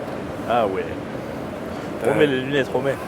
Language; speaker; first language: French; native; French